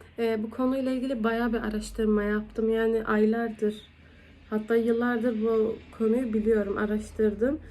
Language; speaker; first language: Turkish; early bilingual, heritage; Turkish